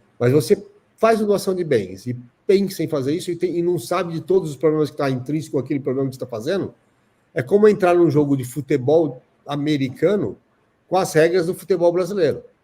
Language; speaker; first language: Portuguese; native; Portuguese